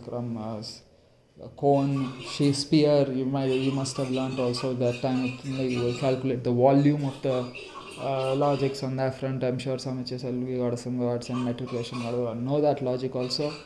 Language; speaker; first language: English; non-native, local second language; Hindi